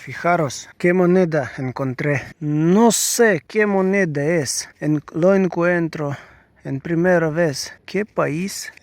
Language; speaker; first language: Spanish; non-native, learner; Russian